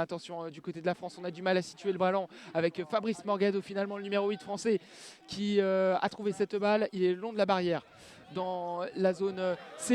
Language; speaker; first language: French; native; French